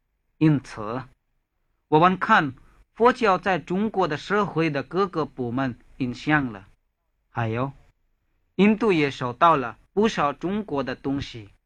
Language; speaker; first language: Chinese; non-native, fluent; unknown